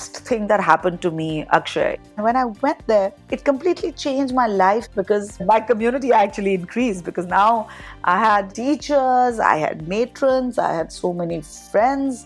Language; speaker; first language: English; non-native, local second language; Hindi